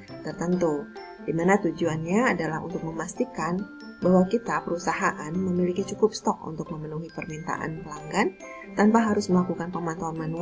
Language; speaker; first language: Indonesian; native; Indonesian